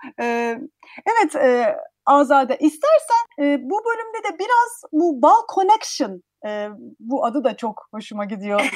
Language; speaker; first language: Turkish; native; Turkish